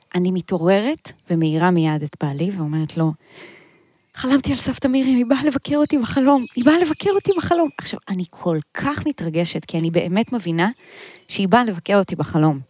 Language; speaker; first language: Hebrew; native; Hebrew